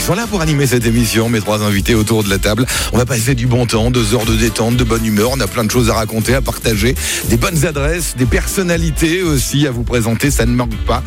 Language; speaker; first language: French; native; French